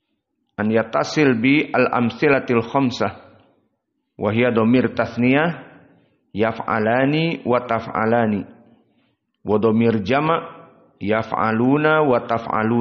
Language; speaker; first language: Arabic; non-native, fluent; Indonesian